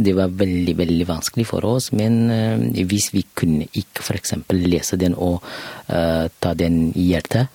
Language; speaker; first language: Norwegian; non-native, learner; Kurdish